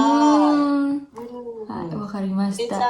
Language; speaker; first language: Japanese; non-native, learner; Indonesian